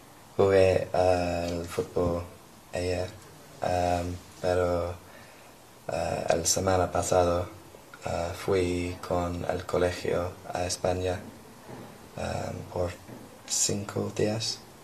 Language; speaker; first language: Spanish; non-native, learner; English